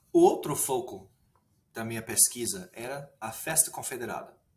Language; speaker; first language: Portuguese; non-native, fluent; English